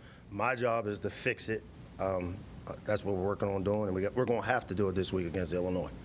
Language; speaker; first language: English; native; English